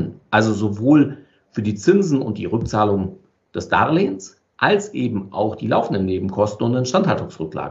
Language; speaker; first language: German; native; German